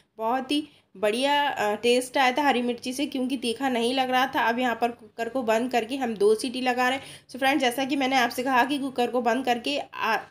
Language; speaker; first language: Hindi; non-native, local second language; Odia